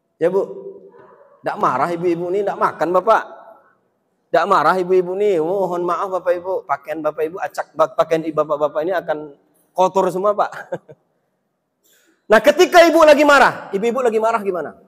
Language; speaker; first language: Indonesian; non-native, local second language; Minangkabau